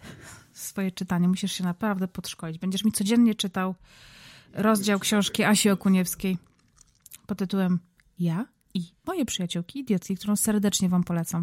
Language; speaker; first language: Polish; native; Polish